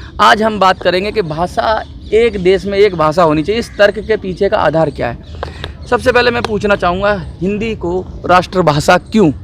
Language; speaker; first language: Hindi; native; Hindi